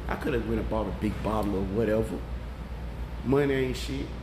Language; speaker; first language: English; native; English